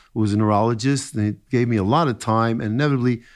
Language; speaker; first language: English; native; English